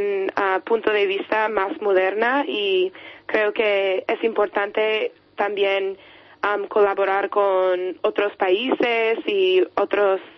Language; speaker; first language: Spanish; non-native, fluent; English